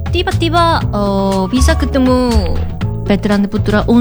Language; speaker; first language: Indonesian; non-native, learner; Korean